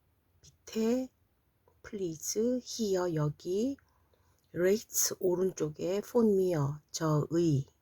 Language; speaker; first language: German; non-native, fluent; Korean